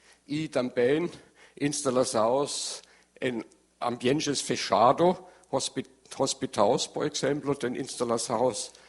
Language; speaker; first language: Portuguese; non-native, learner; German